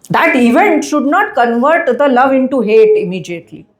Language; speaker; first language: English; non-native, local second language; Hindi